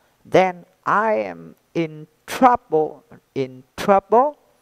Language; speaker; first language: English; non-native, fluent; Vietnamese